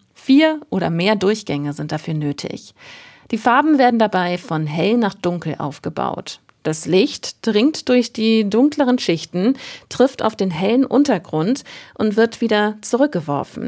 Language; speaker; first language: German; native; German